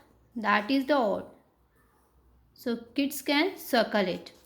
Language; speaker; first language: English; non-native, local second language; Hindi